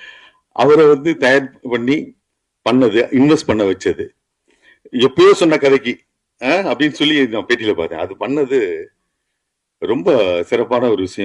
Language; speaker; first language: Tamil; native; Tamil